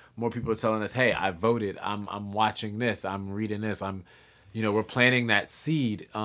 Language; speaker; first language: English; native; English